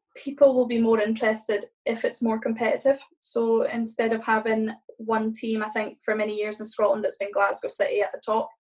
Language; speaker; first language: English; native; English